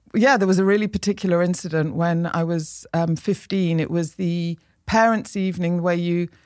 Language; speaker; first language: English; native; English